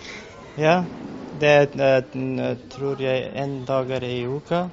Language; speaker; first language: Norwegian; non-native, learner; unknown